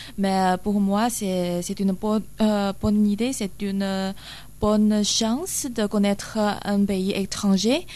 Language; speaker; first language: French; non-native, learner; Chinese